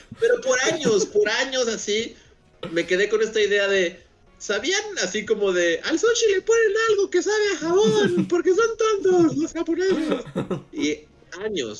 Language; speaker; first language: Spanish; native; Spanish